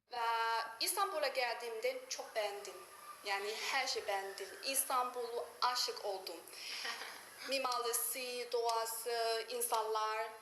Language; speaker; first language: Turkish; non-native, learner; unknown